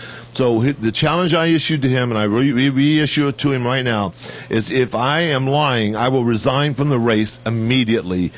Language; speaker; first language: English; native; English